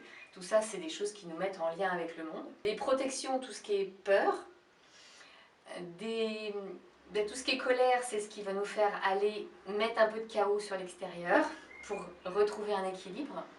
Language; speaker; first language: French; native; French